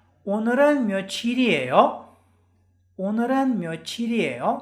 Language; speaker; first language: Korean; non-native, fluent; Uzbek